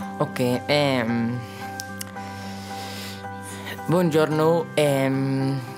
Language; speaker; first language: Italian; non-native, learner; Arabic